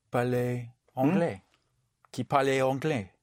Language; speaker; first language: French; non-native, learner; English